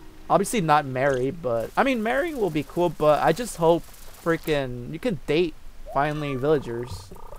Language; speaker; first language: English; early bilingual, other home language; Spanish